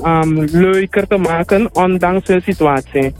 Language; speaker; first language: Dutch; non-native, local second language; Papiamento